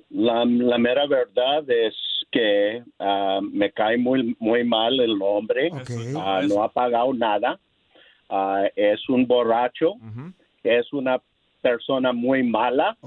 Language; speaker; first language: Spanish; non-native, learner; English